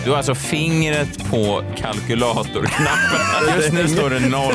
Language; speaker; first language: Swedish; native; Swedish